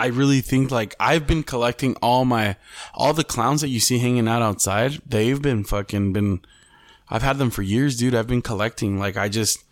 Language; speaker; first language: English; early bilingual, other home language; Spanish